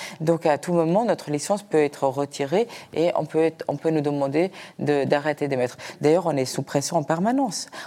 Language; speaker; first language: French; early bilingual, other home language; Persian